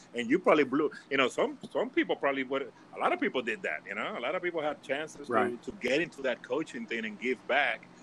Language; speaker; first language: English; early bilingual, other home language; Spanish